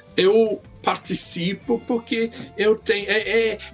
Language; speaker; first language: Portuguese; non-native, fluent; English